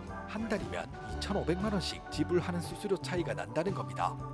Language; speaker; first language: Korean; native; Korean